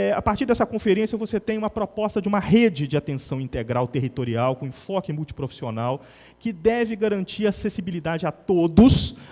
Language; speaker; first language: Portuguese; native; Portuguese